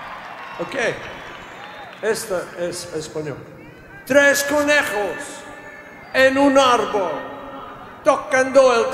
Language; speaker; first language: Spanish; non-native, learner; English